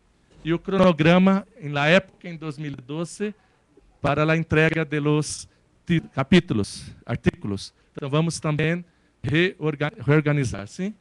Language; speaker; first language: Spanish; non-native, learner; Portuguese